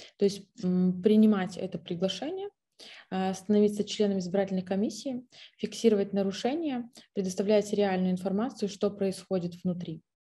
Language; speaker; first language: Russian; native; Russian